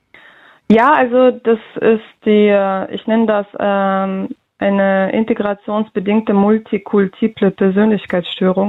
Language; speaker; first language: German; early bilingual, other home language; Russian